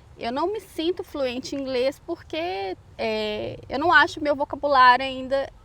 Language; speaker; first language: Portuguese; native; Portuguese